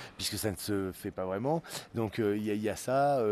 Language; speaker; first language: French; native; French